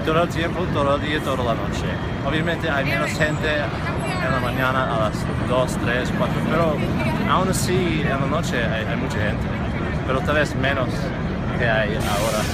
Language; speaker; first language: Spanish; non-native, fluent; English